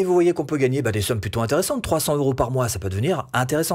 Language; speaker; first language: French; native; French